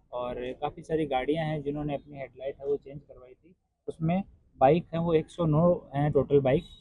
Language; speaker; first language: Hindi; non-native, local second language; Gujarati